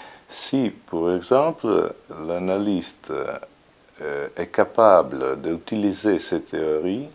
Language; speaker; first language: French; non-native, fluent; Italian